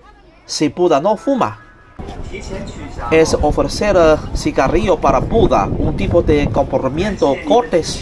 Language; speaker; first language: Spanish; non-native, learner; Chinese